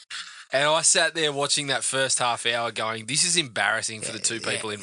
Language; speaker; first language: English; native; English